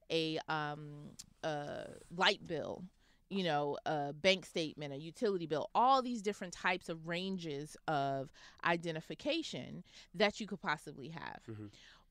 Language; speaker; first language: English; native; English